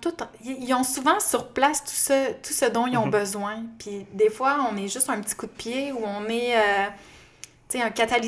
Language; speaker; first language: French; native; French